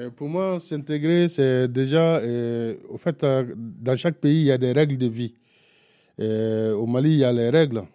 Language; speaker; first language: French; non-native, local second language; Bambara